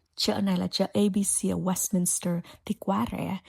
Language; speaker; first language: Vietnamese; early bilingual, heritage; Vietnamese